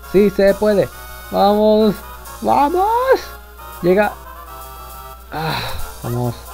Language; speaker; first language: Spanish; early bilingual, heritage; Spanish